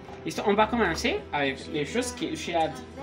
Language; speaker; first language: French; non-native, learner; Spanish